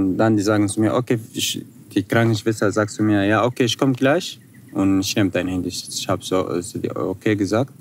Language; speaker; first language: German; non-native, fluent; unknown